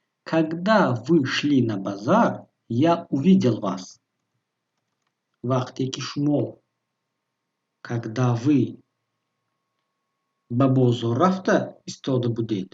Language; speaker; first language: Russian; non-native, local second language; Tajik